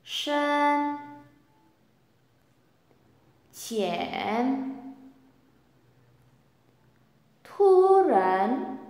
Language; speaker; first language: Chinese; non-native, fluent; Indonesian